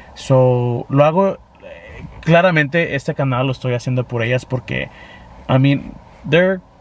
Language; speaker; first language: English; native; English